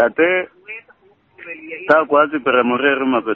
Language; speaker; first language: Portuguese; non-native, local second language; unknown